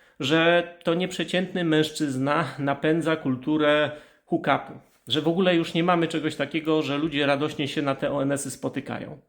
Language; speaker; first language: Polish; native; Polish